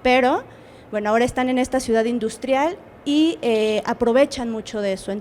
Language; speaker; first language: Spanish; native; Spanish